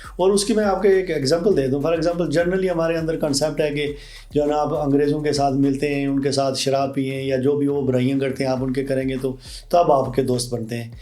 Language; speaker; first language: Urdu; non-native, local second language; Punjabi